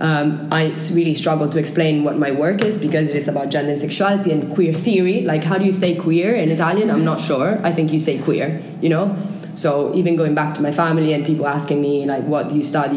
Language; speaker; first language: English; non-native, fluent; Italian